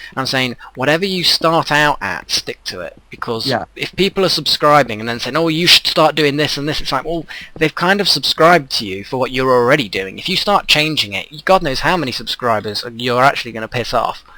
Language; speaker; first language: English; native; English